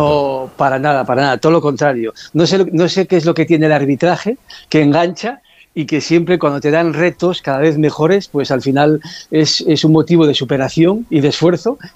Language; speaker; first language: Spanish; native; Spanish